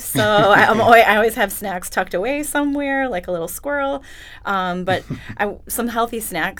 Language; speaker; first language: English; native; English